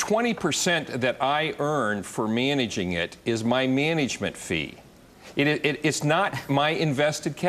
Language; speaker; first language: English; native; English